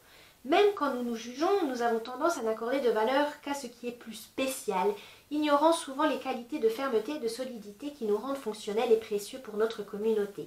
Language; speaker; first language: French; native; French